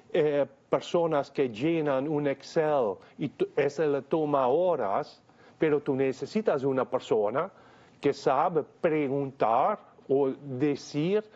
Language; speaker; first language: Spanish; non-native, fluent; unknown